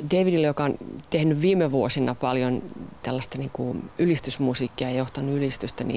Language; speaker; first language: Finnish; native; Finnish